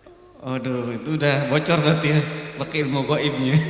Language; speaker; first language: Indonesian; native; Indonesian